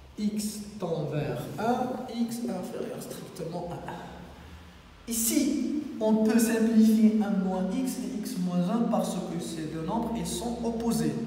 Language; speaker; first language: French; non-native, local second language; Arabic